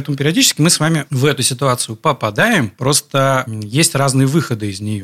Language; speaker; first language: Russian; native; Russian